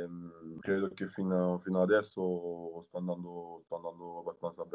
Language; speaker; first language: Italian; non-native, fluent; French